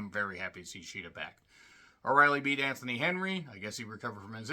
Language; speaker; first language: English; native; English